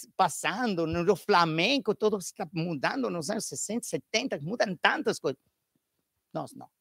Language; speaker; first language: Portuguese; non-native, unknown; Italian